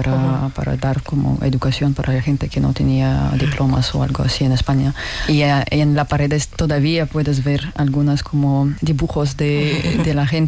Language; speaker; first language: Spanish; non-native, fluent; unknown